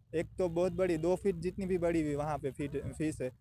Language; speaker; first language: Hindi; non-native, local second language; Gujarati